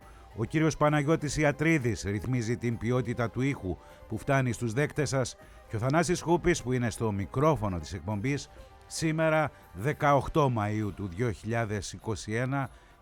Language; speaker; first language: Greek; native; Greek